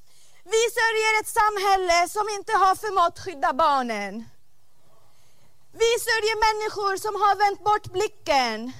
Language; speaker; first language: Swedish; non-native, fluent; Arabic